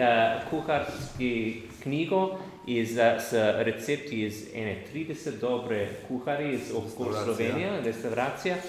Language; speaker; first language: Slovenian; non-native, learner; English